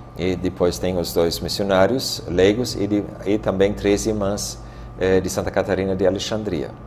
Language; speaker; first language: Portuguese; non-native, fluent; German